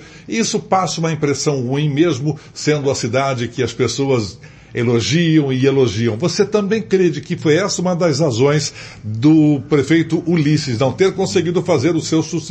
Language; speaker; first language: Portuguese; native; Portuguese